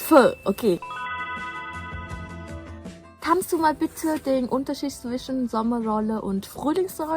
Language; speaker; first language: German; non-native, fluent; Vietnamese